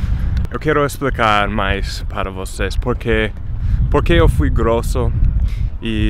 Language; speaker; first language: Portuguese; non-native, fluent; English